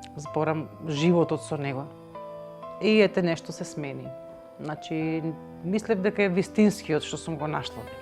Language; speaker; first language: Macedonian; native; Macedonian